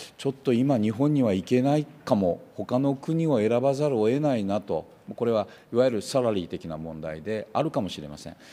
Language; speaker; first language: Japanese; native; Japanese